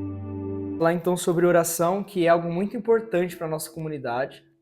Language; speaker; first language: Portuguese; native; Portuguese